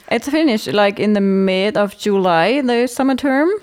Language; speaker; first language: English; non-native, fluent; German